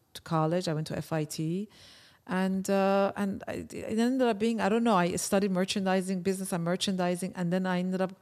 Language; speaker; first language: English; early bilingual, other home language; Persian